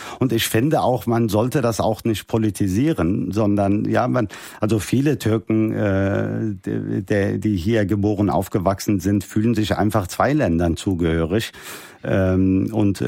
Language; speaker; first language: German; early bilingual, other home language; Turkish